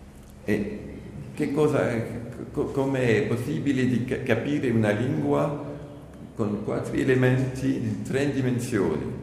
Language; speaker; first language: Italian; non-native, learner; French